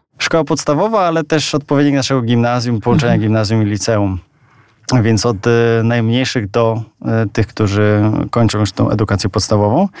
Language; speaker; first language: Polish; native; Polish